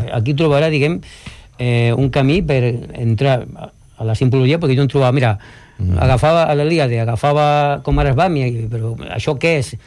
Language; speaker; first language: Catalan; non-native, local second language; Spanish